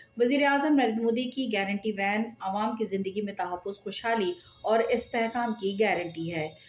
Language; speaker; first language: Urdu; native; Urdu